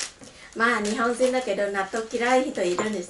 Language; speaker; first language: Japanese; non-native, learner; Vietnamese